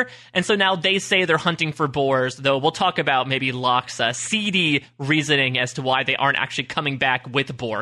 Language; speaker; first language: English; native; English